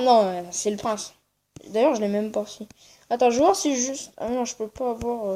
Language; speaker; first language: French; native; French